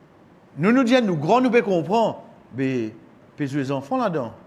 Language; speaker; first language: French; non-native, local second language; Morisyen